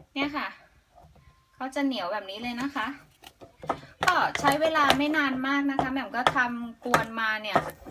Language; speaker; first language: Thai; native; Thai